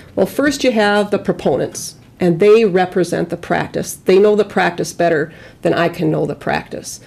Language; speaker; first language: English; native; English